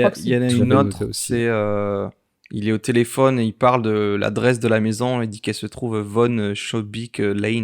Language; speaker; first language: French; native; French